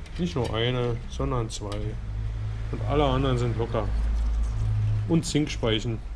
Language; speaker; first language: German; native; German